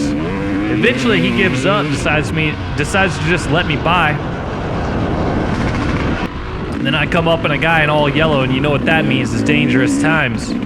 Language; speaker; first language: English; native; English